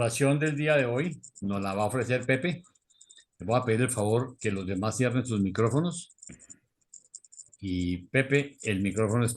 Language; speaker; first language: Spanish; native; Spanish